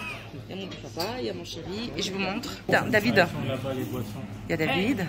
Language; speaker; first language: French; native; French